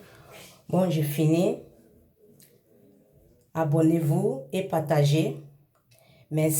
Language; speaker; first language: French; non-native, learner; English